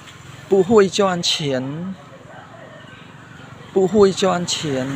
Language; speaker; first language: Chinese; non-native, fluent; Khmer